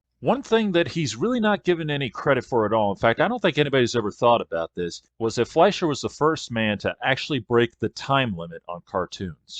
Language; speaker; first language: English; native; English